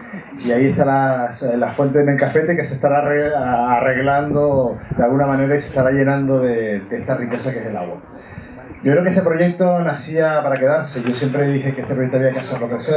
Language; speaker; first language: Spanish; native; Spanish